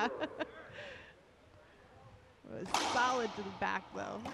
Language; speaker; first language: English; native; English